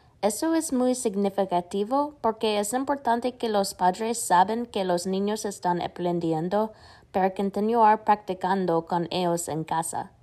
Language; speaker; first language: Spanish; non-native, learner; English